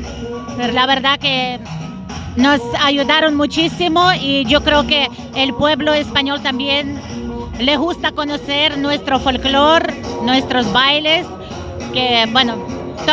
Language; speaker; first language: Spanish; non-native, fluent; Ukrainian